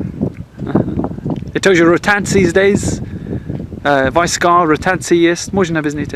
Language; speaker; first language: Russian; non-native, learner; English